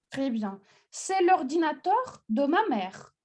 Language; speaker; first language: French; non-native, fluent; Russian